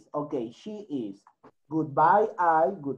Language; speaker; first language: English; non-native, learner; Spanish